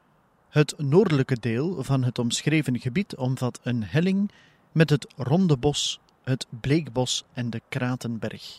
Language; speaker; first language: Dutch; native; Dutch